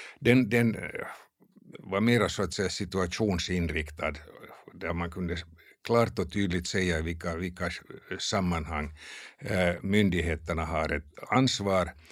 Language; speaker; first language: Swedish; native; Swedish